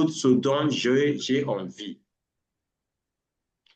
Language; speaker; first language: French; non-native, learner; English